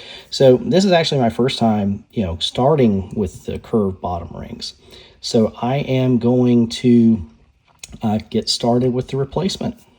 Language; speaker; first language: English; native; English